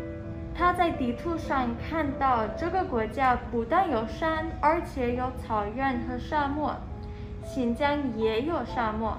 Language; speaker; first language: Chinese; non-native, fluent; English